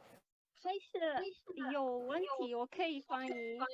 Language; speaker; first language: Chinese; non-native, learner; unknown